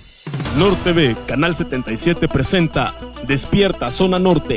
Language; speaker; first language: Spanish; native; Spanish